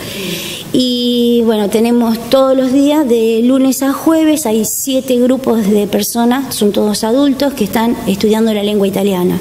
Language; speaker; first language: Spanish; native; Spanish